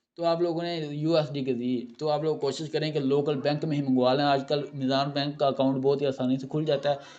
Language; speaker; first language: Urdu; non-native, local second language; Punjabi